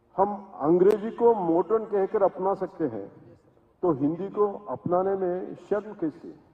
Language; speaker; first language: Hindi; non-native, local second language; Telugu